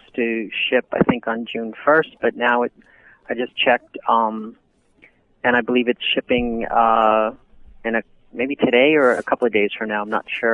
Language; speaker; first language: English; native; English